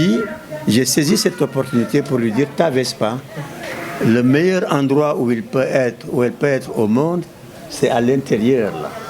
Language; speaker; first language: French; non-native, local second language; Wolof